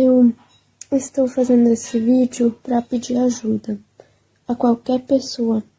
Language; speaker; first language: Portuguese; early bilingual, heritage; Portuguese